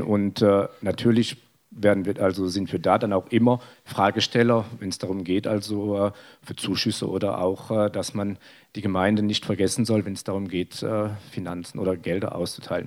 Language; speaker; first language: German; native; German